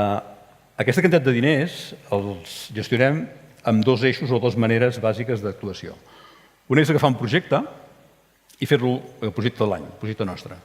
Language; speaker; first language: Catalan; native; Catalan